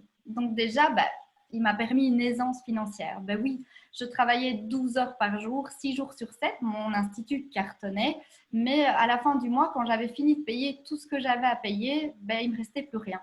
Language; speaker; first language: French; native; French